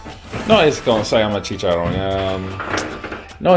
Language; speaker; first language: Spanish; non-native, learner; English